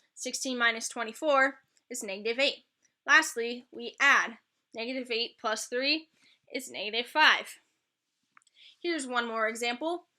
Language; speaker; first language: English; native; English